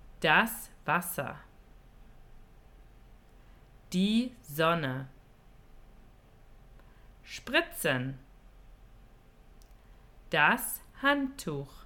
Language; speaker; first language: German; non-native, fluent; English